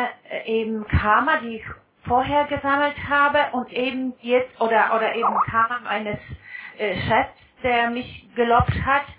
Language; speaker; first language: German; non-native, fluent; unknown